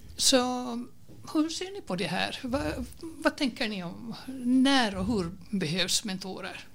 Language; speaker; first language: Swedish; native; Swedish